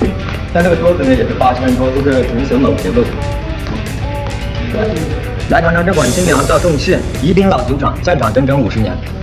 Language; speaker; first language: Chinese; native; Chinese